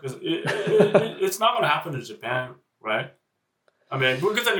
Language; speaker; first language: English; non-native, fluent; Japanese